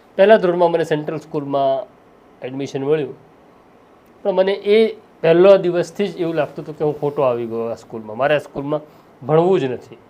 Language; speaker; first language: Gujarati; non-native, local second language; Marathi